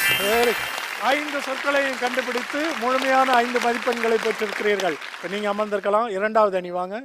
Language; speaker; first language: Tamil; native; Tamil